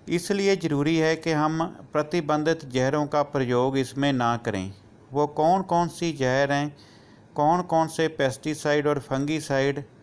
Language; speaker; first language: Hindi; non-native, local second language; Punjabi